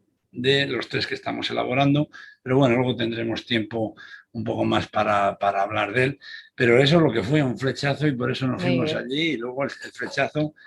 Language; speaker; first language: Spanish; native; Spanish